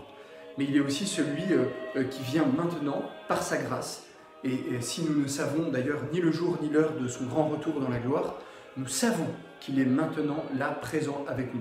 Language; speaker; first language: French; native; French